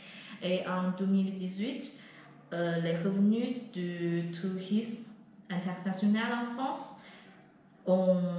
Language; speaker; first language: French; non-native, learner; Chinese